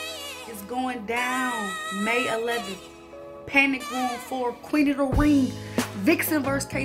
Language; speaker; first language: English; native; English